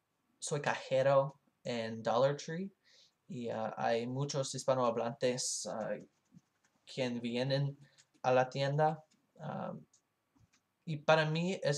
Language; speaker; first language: Spanish; non-native, learner; English